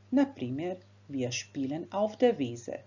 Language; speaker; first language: German; non-native, fluent; Croatian